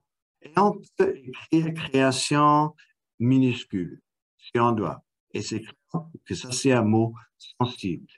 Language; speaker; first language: French; non-native, fluent; English